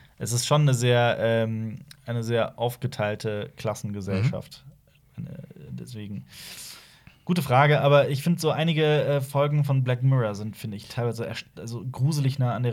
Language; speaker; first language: German; native; German